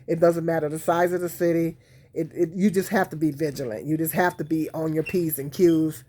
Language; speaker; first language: English; native; English